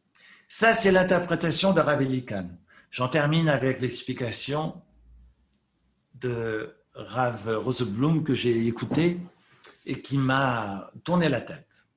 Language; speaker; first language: French; native; French